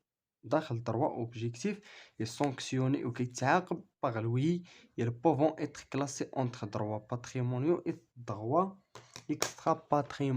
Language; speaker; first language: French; non-native, local second language; Arabic